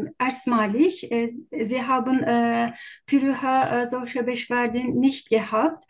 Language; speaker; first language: German; non-native, learner; Turkish